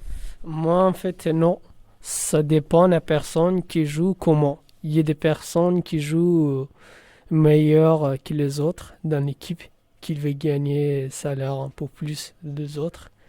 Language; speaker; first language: French; non-native, learner; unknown